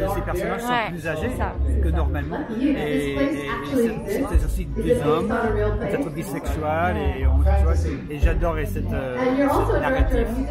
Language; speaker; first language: French; non-native, learner; English